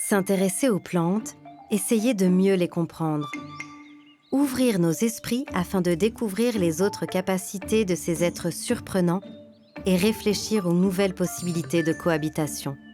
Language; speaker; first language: French; native; French